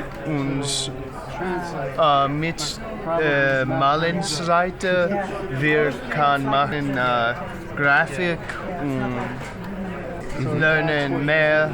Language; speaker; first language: German; non-native, learner; English